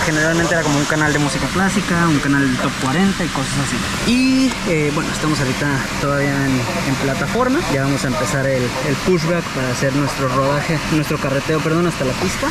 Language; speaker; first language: Spanish; native; Spanish